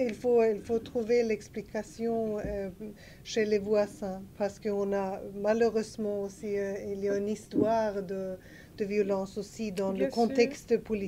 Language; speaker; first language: French; non-native, learner; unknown